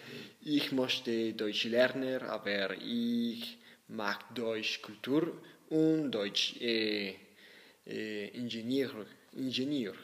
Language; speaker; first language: German; non-native, learner; Spanish